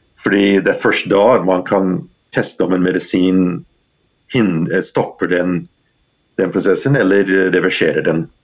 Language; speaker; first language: Norwegian; non-native, fluent; English